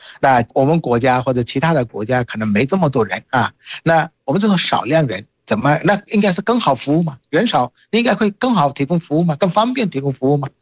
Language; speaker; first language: Chinese; non-native, fluent; Bangla